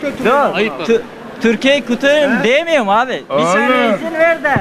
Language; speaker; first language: Turkish; non-native, learner; Persian